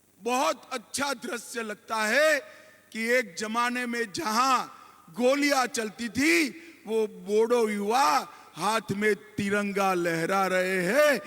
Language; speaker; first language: Hindi; non-native, local second language; Gujarati